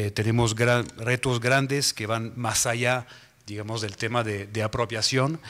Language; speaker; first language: Spanish; non-native, fluent; French